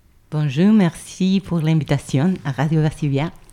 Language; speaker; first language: French; non-native, learner; Spanish